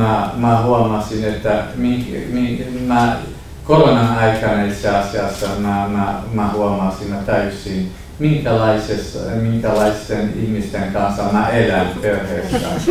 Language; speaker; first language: Finnish; non-native, fluent; Kurdish